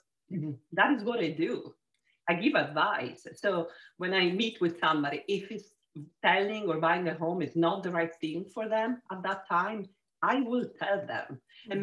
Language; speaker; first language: English; non-native, fluent; Italian